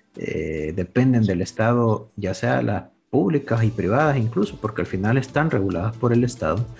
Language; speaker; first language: Spanish; native; Spanish